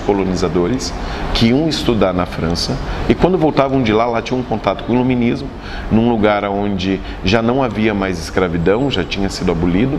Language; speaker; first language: Portuguese; native; Portuguese